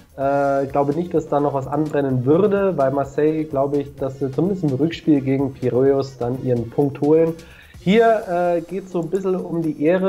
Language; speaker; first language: German; native; German